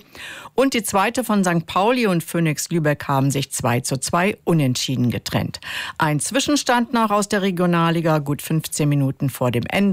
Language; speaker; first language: German; native; German